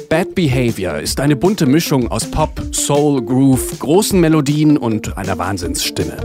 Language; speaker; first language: German; native; German